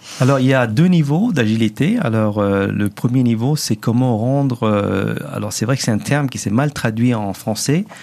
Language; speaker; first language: French; non-native, local second language; Tamil